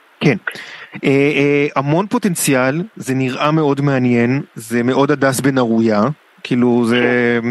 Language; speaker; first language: Hebrew; native; Hebrew